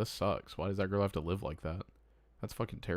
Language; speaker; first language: English; native; English